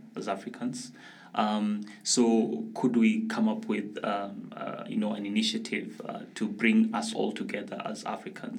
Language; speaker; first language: English; non-native, local second language; Luo (Kenya and Tanzania)